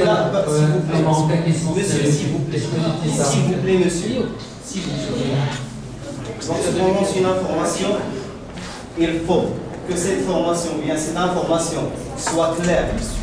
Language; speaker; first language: French; non-native, local second language; Arabic